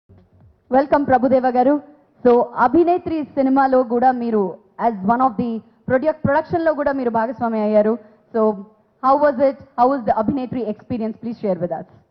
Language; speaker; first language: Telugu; native; Telugu